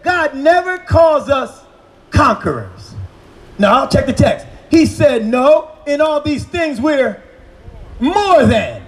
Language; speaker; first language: English; native; English